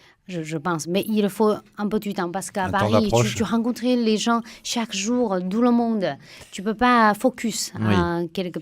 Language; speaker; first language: French; non-native, fluent; Chinese